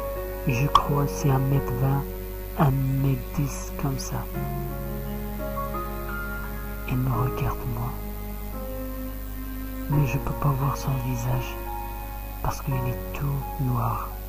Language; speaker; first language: French; non-native, learner; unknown